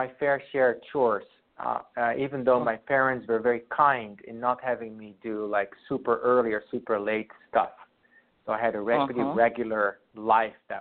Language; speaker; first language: English; non-native, fluent; Western Frisian